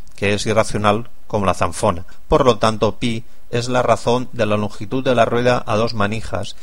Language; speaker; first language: Spanish; non-native, local second language; Catalan